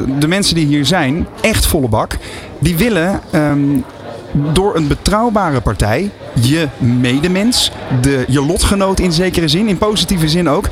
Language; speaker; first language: Dutch; native; Dutch